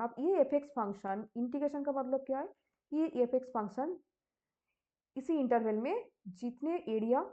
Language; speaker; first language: Hindi; native; Hindi